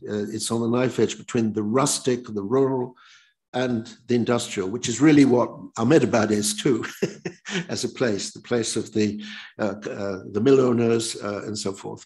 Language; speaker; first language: English; native; English